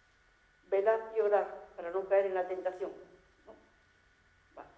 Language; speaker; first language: Spanish; native; Spanish